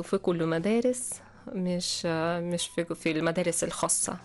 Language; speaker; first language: Arabic; non-native, fluent; Russian